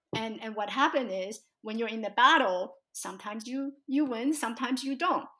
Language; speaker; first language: English; early bilingual, other home language; Chinese